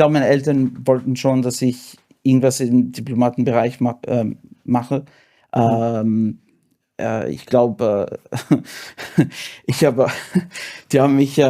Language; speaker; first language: German; non-native, fluent; English